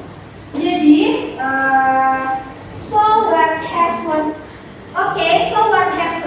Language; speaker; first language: English; non-native, learner; Indonesian